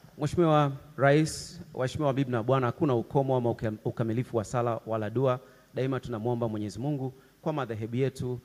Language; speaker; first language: Swahili; native; Swahili